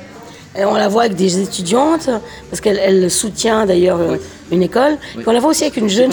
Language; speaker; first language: French; native; French